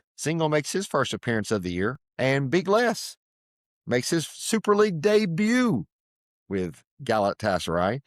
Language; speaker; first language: English; native; English